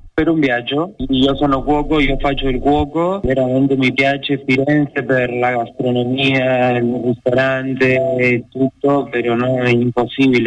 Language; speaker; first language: Italian; non-native, learner; Spanish